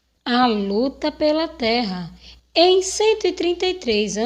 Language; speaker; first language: Portuguese; native; Portuguese